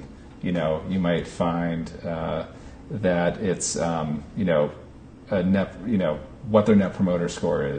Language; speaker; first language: English; native; English